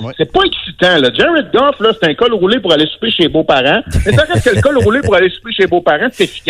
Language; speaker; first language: French; native; French